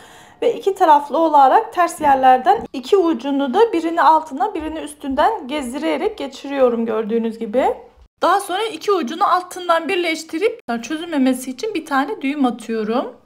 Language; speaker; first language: Turkish; native; Turkish